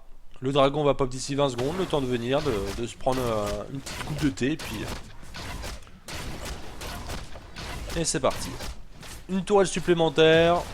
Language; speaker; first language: French; native; French